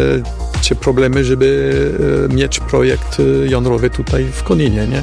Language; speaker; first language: Polish; non-native, fluent; French